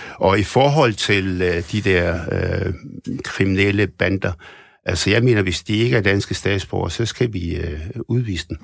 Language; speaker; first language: Danish; early bilingual, other home language; Arabic